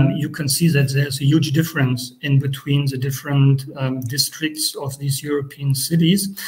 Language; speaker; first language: English; non-native, fluent; German